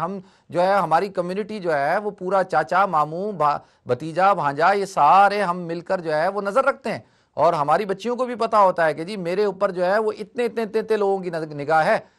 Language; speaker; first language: Urdu; native; Urdu